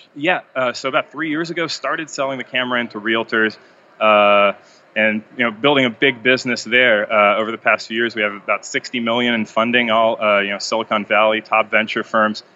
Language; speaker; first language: English; non-native, fluent; Hebrew